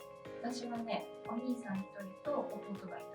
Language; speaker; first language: Japanese; native; Japanese